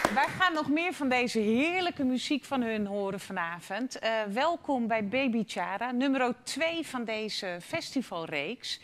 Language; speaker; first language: Dutch; native; Dutch